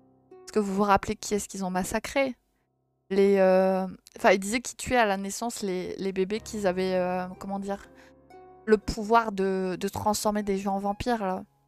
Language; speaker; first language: French; native; French